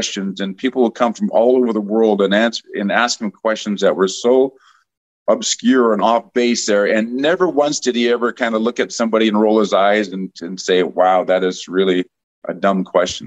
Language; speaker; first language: English; native; English